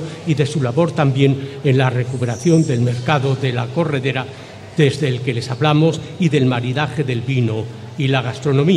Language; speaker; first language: Spanish; native; Spanish